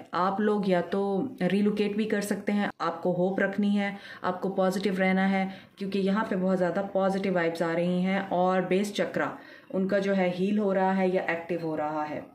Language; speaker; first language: Urdu; native; Urdu